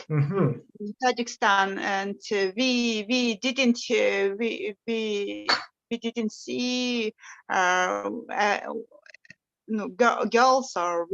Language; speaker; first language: English; non-native, learner; Kyrgyz